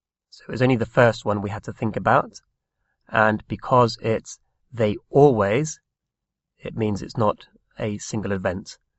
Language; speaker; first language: English; native; English